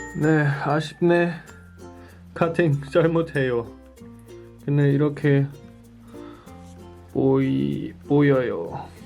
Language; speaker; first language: Korean; non-native, learner; German